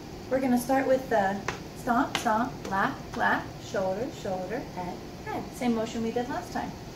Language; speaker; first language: English; native; English